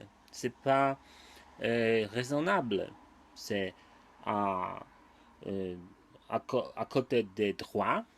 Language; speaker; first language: French; non-native, learner; Polish